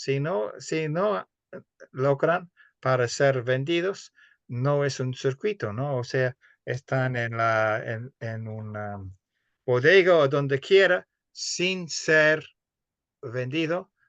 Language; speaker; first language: Spanish; non-native, fluent; English